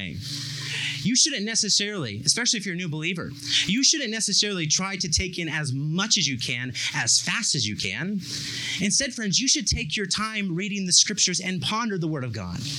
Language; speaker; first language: English; native; English